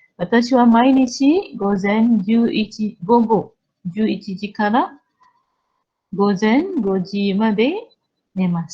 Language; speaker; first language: Japanese; non-native, fluent; Malay